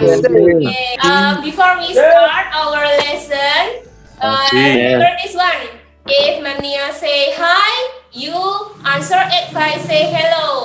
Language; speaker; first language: English; non-native, learner; Indonesian